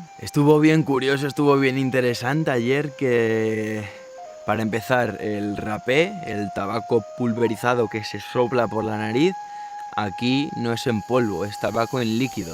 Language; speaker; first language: Spanish; native; Spanish